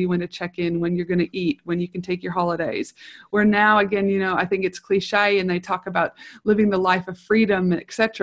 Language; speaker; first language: English; native; English